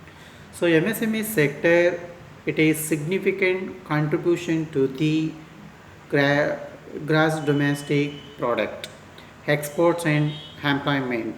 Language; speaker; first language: English; non-native, local second language; Kannada